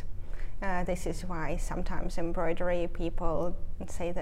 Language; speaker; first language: English; non-native, fluent; Russian